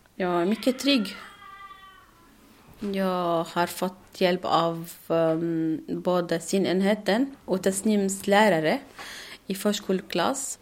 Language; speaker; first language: Swedish; non-native, learner; Arabic